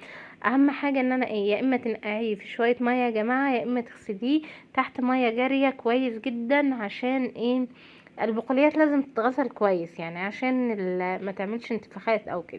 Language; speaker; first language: Arabic; native; Arabic